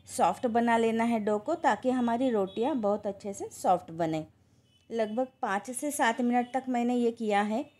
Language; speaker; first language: Hindi; non-native, local second language; Marathi